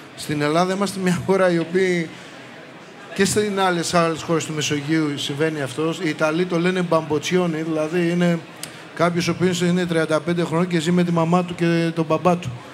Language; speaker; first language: Greek; native; Greek